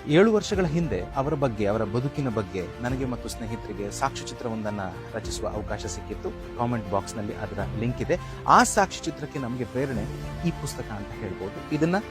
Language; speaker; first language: Kannada; native; Kannada